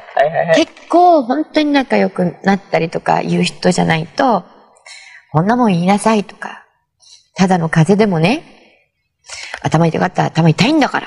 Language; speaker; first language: Japanese; native; Japanese